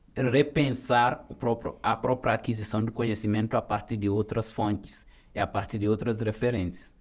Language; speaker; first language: Portuguese; non-native, fluent; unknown